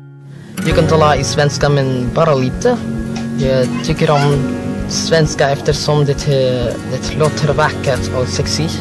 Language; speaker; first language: Swedish; non-native, learner; Filipino